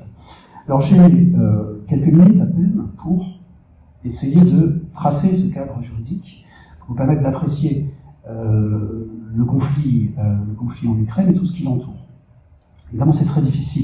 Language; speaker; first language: French; native; French